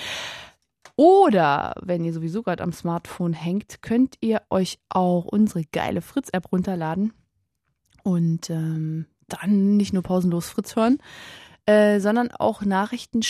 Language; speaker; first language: German; native; German